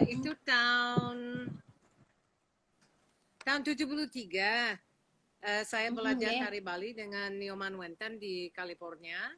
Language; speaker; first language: Indonesian; non-native, fluent; English